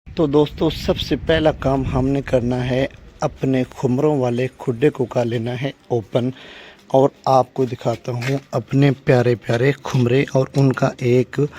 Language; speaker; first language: Urdu; non-native, local second language; Punjabi